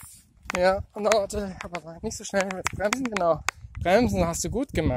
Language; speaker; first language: German; native; German